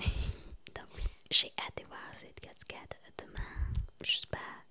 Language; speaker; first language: French; non-native, learner; Spanish